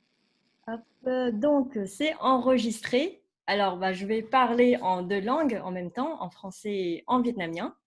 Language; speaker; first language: French; non-native, fluent; Vietnamese